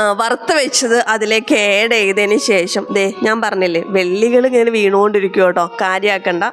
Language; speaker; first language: Malayalam; native; Malayalam